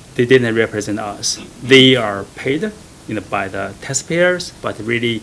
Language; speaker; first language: English; non-native, fluent; Chinese